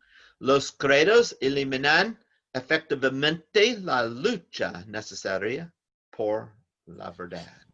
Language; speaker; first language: Spanish; non-native, learner; English